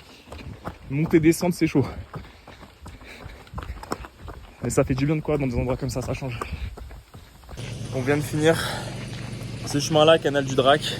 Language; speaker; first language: French; native; French